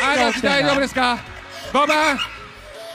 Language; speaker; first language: Japanese; native; Japanese